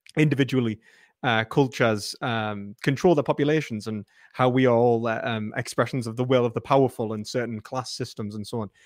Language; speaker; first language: English; native; English